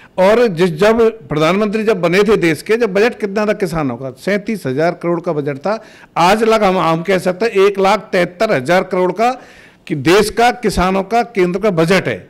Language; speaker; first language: Hindi; native; Hindi